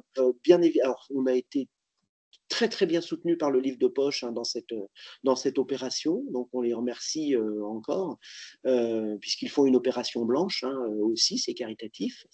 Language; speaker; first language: French; native; French